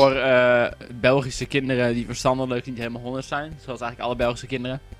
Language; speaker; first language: Dutch; native; Dutch